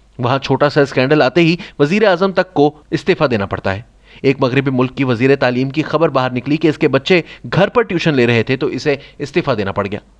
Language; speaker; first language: Urdu; non-native, local second language; Saraiki